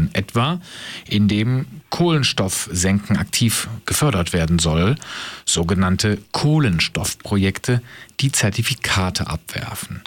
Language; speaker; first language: German; native; German